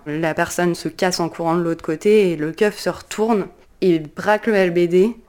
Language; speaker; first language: French; native; French